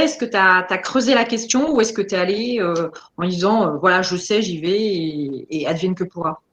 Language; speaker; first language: French; native; French